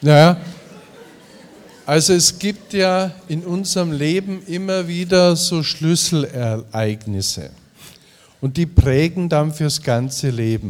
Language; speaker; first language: German; native; German